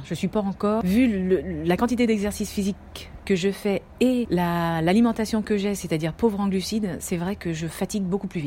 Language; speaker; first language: French; native; French